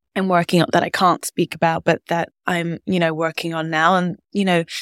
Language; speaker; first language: English; native; English